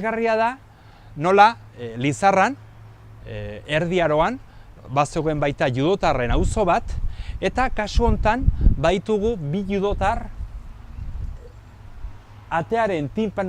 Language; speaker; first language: Basque; native; Basque